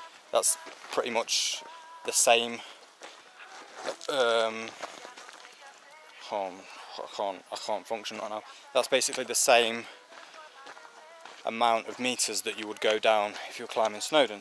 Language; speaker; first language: English; native; English